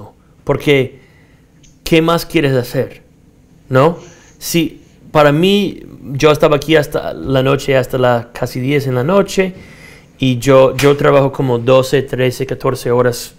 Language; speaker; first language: Spanish; non-native, fluent; English